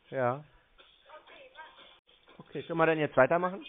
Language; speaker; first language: German; native; German